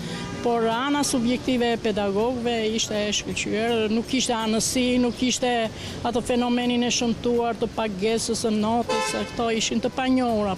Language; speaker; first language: Albanian; native; Albanian